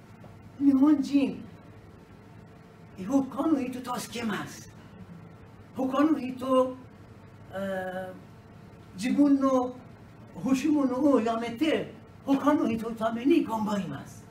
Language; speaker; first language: Japanese; non-native, learner; Persian